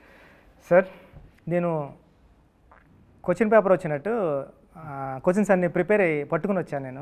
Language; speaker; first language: Telugu; native; Telugu